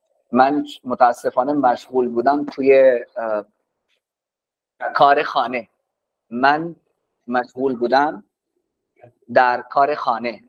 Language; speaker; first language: Persian; non-native, fluent; Urdu